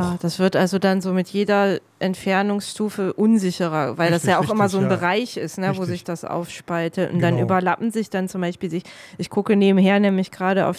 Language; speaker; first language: German; native; German